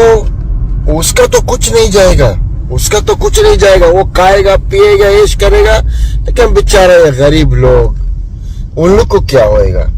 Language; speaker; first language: Hindi; non-native, learner; Arabic